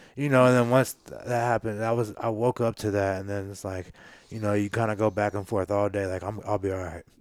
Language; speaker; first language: English; native; English